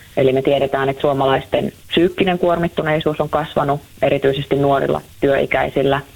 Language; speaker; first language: Finnish; native; Finnish